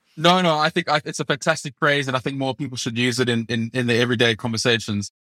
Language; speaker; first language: English; native; English